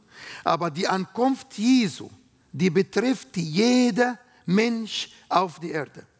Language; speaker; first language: German; non-native, learner; Arabic